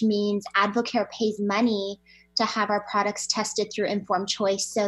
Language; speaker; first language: English; native; English